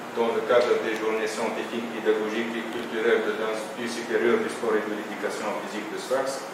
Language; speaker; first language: French; non-native, local second language; Arabic